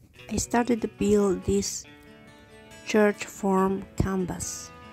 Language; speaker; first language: English; non-native, learner; Spanish